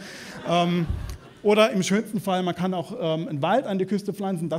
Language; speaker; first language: German; native; German